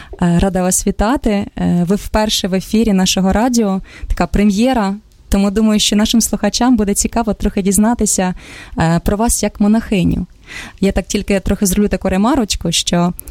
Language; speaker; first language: Ukrainian; native; Ukrainian